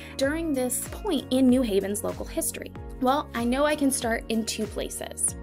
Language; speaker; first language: English; native; English